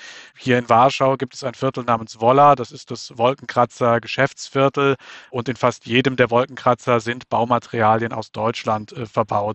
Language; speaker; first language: German; native; German